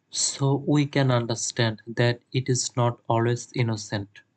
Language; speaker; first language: English; non-native, local second language; Bangla